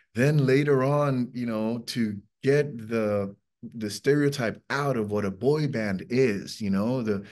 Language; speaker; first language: English; non-native, fluent; Spanish